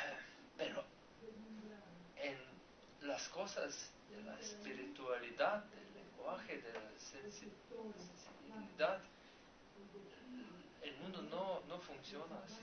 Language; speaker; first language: Spanish; non-native, learner; Slovenian